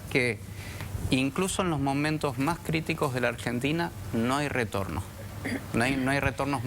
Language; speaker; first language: Spanish; native; Spanish